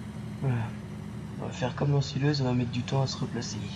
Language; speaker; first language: French; native; French